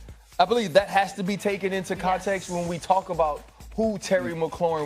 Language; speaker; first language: English; native; English